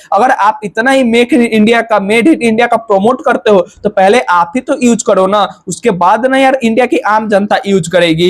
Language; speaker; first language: Hindi; native; Hindi